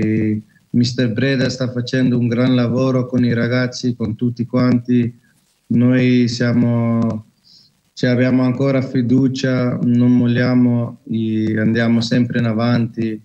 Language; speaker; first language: Italian; non-native, learner; Portuguese